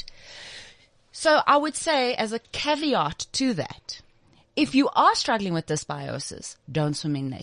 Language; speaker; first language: English; native; English